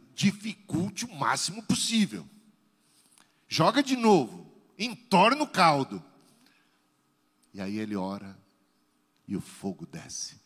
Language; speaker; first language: Portuguese; native; Portuguese